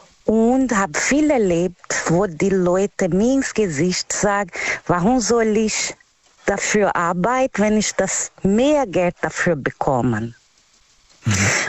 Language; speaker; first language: German; non-native, learner; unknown